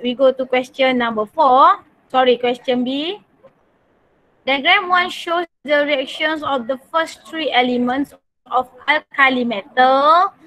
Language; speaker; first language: English; non-native, local second language; Malay